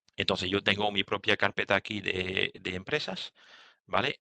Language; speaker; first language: Spanish; non-native, fluent; French